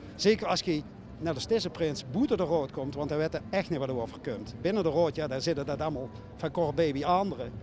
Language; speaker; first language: Dutch; native; Dutch